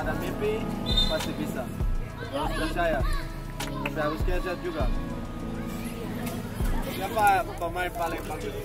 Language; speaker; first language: Indonesian; non-native, fluent; Dutch